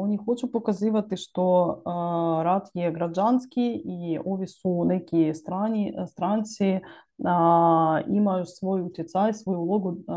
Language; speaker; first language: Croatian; non-native, learner; Ukrainian